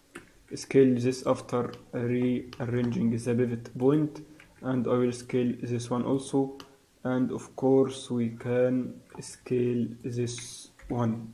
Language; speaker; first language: English; non-native, fluent; Arabic